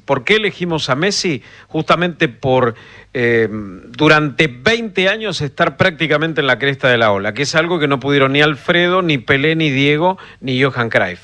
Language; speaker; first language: Spanish; native; Spanish